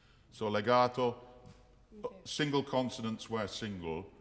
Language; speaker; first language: English; native; English